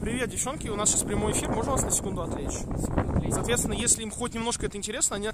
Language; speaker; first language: Russian; native; Russian